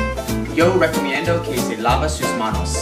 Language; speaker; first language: Spanish; non-native, learner; English